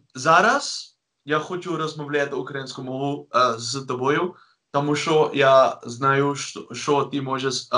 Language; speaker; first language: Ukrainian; non-native, learner; Dutch